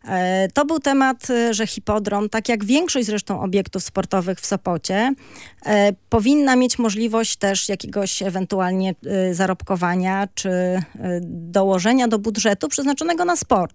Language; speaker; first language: Polish; native; Polish